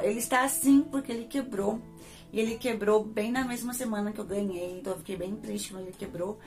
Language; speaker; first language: Portuguese; native; Portuguese